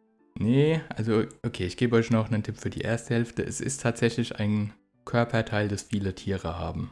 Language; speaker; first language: German; native; German